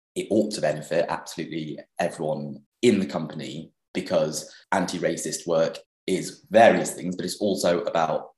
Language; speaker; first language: English; native; English